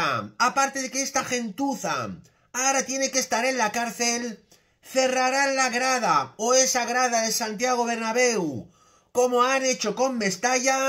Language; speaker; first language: Spanish; native; Spanish